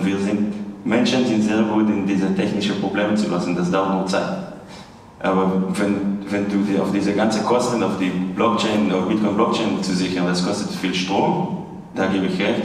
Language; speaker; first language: German; non-native, fluent; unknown